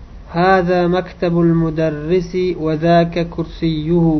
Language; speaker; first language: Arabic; non-native, fluent; Uzbek